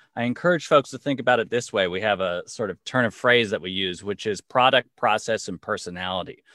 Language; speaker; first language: English; native; English